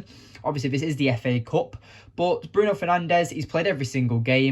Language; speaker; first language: English; native; English